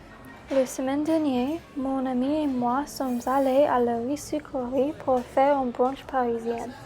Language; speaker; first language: French; non-native, learner; English